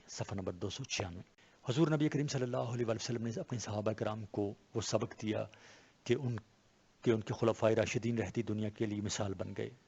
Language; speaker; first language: Urdu; non-native, local second language; Pashto